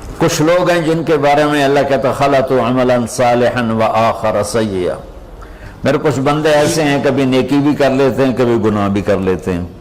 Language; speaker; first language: Urdu; non-native, local second language; Punjabi